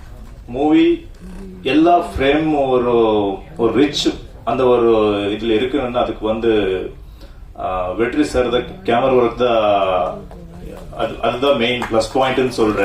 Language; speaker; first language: Tamil; non-native, fluent; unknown